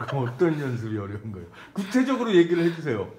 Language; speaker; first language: Korean; native; Korean